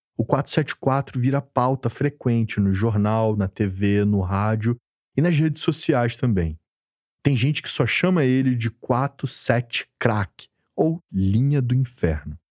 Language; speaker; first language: Portuguese; native; Portuguese